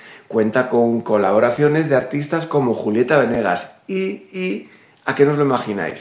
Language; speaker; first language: Spanish; native; Spanish